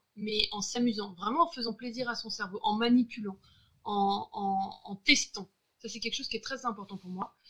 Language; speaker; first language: French; native; French